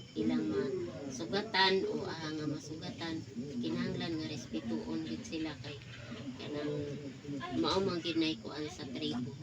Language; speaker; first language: Cebuano; non-native, local second language; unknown